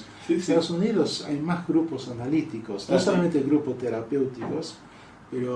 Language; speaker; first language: Spanish; non-native, fluent; English